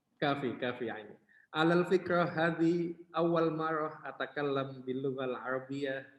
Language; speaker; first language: Arabic; non-native, fluent; Indonesian